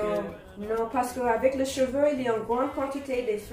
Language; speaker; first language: French; non-native, learner; English